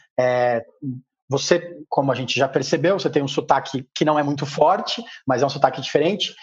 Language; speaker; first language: Portuguese; native; Portuguese